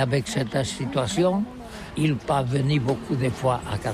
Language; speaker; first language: French; non-native, learner; Catalan